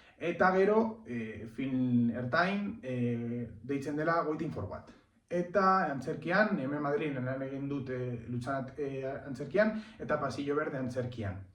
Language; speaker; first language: Basque; non-native, local second language; Spanish